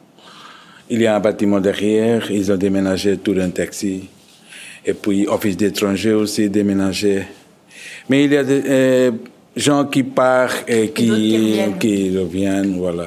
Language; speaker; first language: French; non-native, fluent; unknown